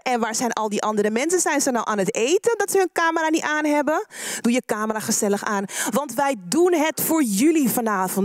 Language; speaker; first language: Dutch; native; Dutch